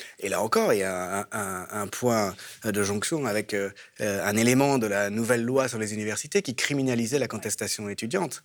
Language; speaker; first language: French; native; French